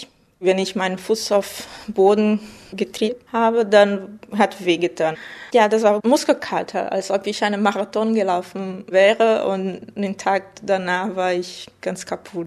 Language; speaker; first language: German; non-native, fluent; Portuguese